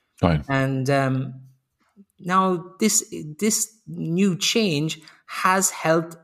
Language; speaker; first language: English; native; English